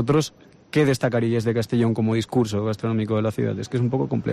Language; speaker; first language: Spanish; native; Spanish